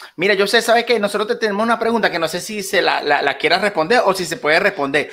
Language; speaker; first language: Spanish; native; Spanish